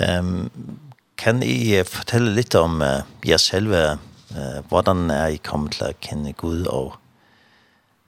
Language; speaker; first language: Danish; non-native, learner; Faroese